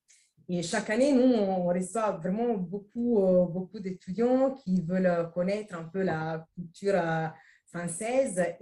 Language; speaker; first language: French; non-native, fluent; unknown